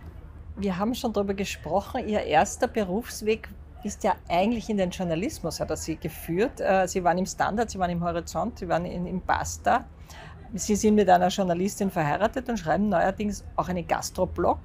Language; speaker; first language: German; native; German